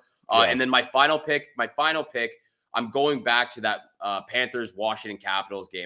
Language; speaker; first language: English; native; English